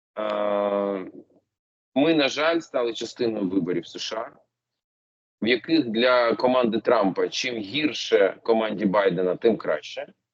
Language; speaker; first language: Ukrainian; non-native, local second language; Russian